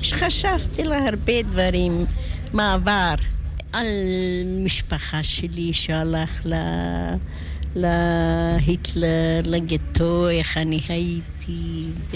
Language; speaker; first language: Hebrew; non-native, learner; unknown